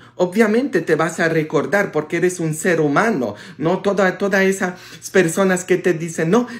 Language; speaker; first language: Spanish; non-native, fluent; Polish